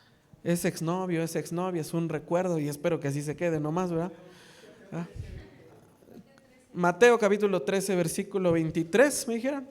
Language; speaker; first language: Spanish; native; Spanish